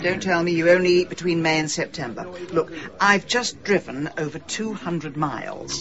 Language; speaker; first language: English; native; English